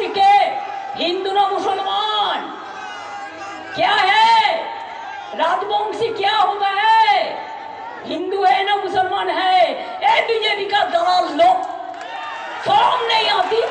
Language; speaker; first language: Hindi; non-native, local second language; Bangla